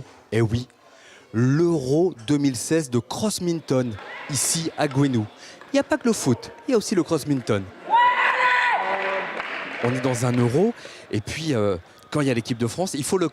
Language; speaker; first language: French; native; French